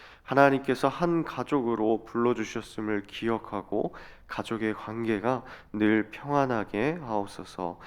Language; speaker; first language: Korean; native; Korean